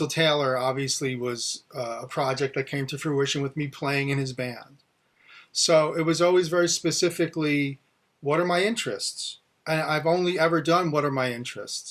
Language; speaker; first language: English; native; English